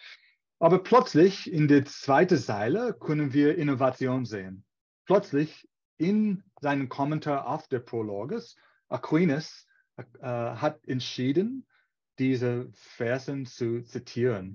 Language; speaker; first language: German; non-native, fluent; English